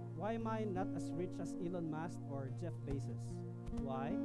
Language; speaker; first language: English; non-native, local second language; Filipino